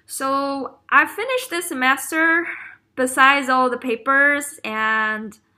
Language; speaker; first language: English; non-native, fluent; Chinese